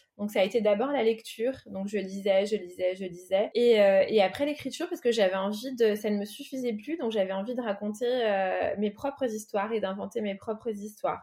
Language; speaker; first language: French; early bilingual, other home language; Portuguese